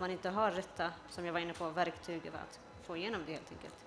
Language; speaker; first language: Swedish; early bilingual, other home language; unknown